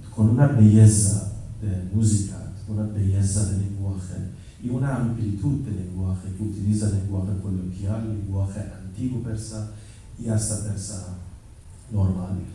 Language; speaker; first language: Spanish; non-native, fluent; Persian